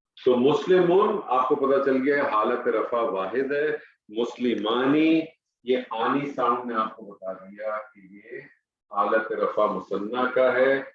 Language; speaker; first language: Urdu; native; Urdu